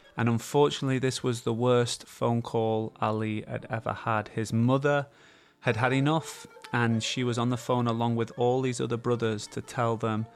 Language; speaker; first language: English; native; English